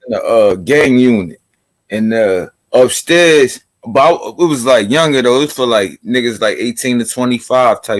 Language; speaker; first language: English; native; English